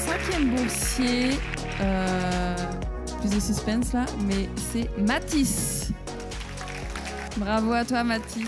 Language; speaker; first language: French; native; French